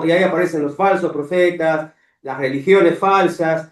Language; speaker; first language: Spanish; native; Spanish